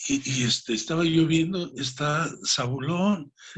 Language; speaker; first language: Spanish; native; Spanish